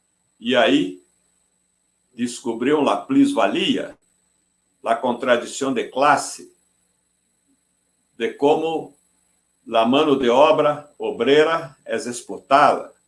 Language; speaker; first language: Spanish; non-native, fluent; Portuguese